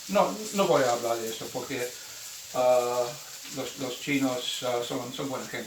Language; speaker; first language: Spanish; non-native, fluent; English